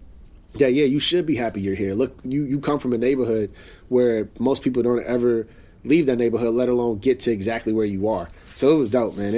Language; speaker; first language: English; native; English